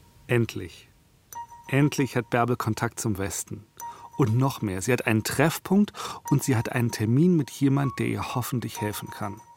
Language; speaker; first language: German; native; German